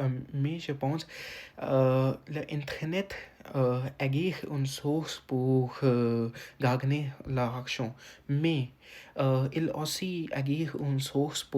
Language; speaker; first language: French; non-native, learner; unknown